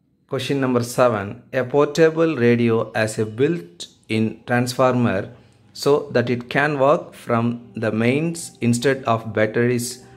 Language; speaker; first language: English; non-native, local second language; Tamil